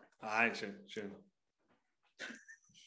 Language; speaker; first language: German; native; German